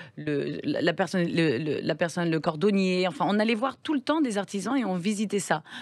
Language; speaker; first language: French; native; French